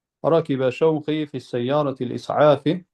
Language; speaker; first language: Arabic; non-native, fluent; Albanian